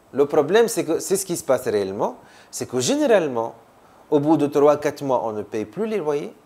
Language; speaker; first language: French; non-native, local second language; Arabic